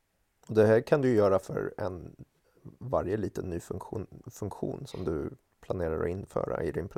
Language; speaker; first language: Swedish; native; Swedish